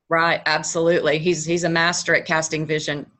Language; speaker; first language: English; native; English